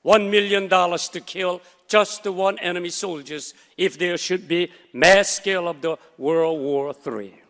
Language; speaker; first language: English; non-native, fluent; Korean